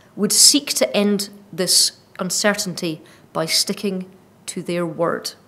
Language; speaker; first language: English; native; English